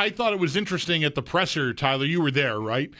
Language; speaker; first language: English; native; English